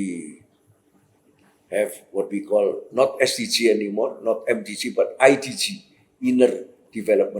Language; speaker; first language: English; non-native, fluent; Indonesian